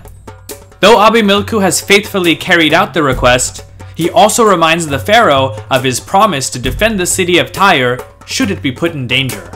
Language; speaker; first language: English; native; English